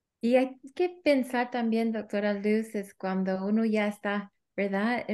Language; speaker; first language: Spanish; early bilingual, heritage; Spanish